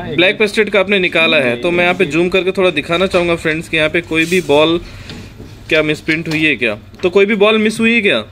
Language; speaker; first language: Hindi; native; Hindi